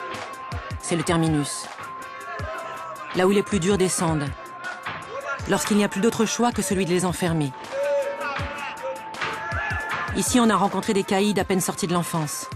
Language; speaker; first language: French; native; French